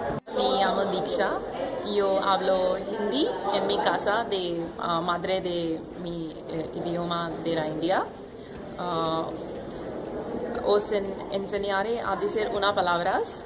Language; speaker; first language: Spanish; non-native, learner; Hindi